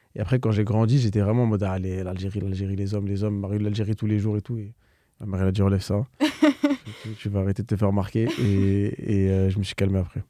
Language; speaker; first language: French; native; French